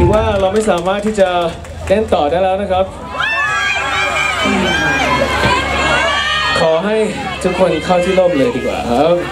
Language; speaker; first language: Thai; native; Thai